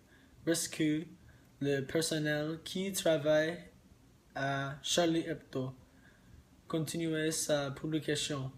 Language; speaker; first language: French; non-native, learner; English